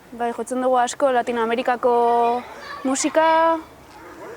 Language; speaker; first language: Basque; non-native, local second language; Spanish